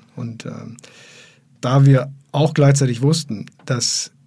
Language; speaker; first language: German; native; German